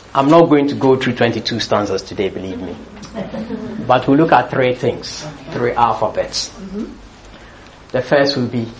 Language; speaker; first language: English; non-native, local second language; Akan